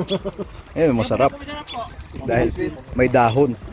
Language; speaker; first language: Filipino; native; Filipino